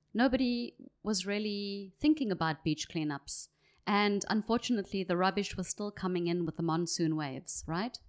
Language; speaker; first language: English; native; English